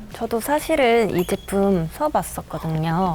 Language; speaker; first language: Korean; non-native, fluent; Vietnamese